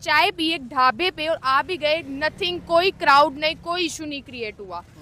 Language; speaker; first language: Urdu; native; Urdu